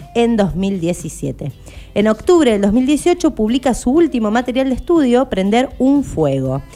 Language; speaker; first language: Spanish; native; Spanish